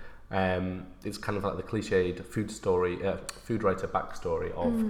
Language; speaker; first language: English; native; English